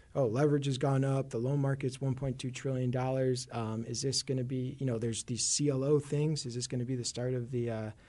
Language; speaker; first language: English; native; English